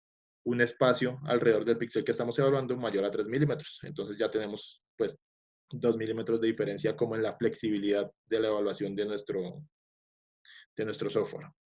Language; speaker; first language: Spanish; native; Spanish